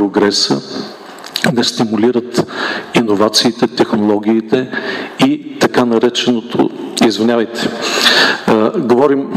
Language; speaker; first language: Bulgarian; native; Bulgarian